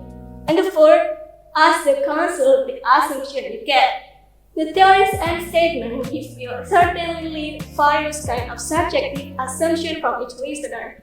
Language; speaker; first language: English; non-native, learner; Indonesian